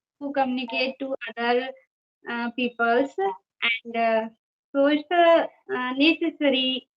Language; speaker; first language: English; non-native, fluent; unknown